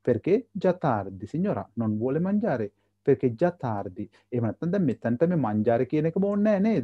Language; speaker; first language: Italian; non-native, fluent; Sinhala